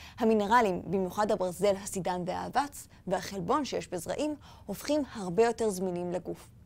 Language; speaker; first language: Hebrew; native; Hebrew